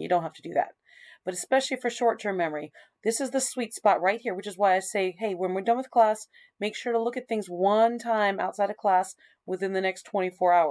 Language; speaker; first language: English; native; English